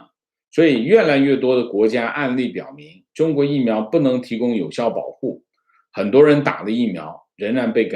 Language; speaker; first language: Chinese; native; Chinese